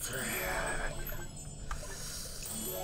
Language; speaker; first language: English; native; English